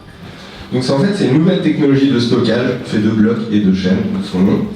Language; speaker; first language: French; native; French